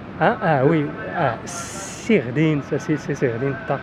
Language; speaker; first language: French; non-native, learner; Arabic